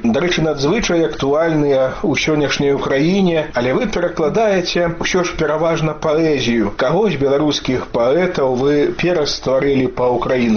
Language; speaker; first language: Belarusian; native; Belarusian